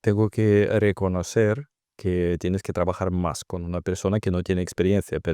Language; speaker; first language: Spanish; non-native, fluent; Russian